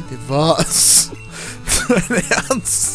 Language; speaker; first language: German; native; German